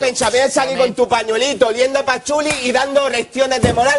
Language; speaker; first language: Spanish; native; Spanish